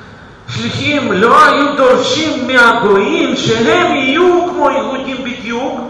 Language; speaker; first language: Hebrew; non-native, fluent; Russian